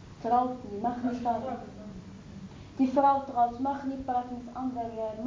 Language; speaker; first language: Dutch; non-native, learner; Arabic